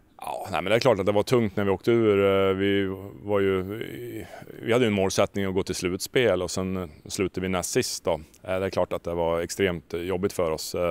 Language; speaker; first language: Swedish; native; Swedish